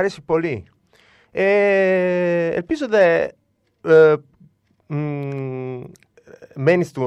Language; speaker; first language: Greek; non-native, learner; Italian